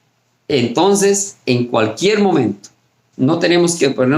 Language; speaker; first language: Spanish; native; Spanish